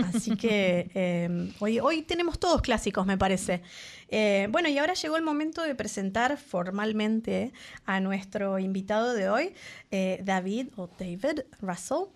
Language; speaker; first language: Spanish; native; Spanish